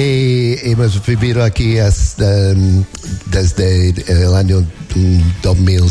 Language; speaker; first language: Spanish; non-native, learner; English